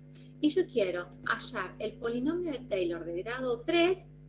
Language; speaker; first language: Spanish; native; Spanish